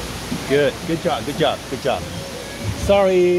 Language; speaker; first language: English; non-native, fluent; Portuguese